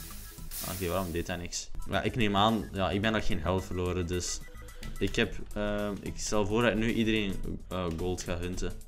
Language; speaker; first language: Dutch; native; Dutch